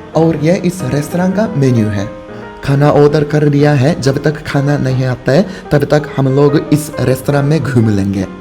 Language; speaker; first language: Hindi; non-native, fluent; Japanese